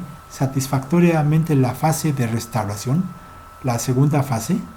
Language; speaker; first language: Spanish; native; Spanish